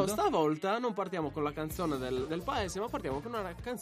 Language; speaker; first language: Italian; native; Italian